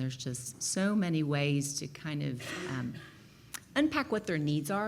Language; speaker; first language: English; native; English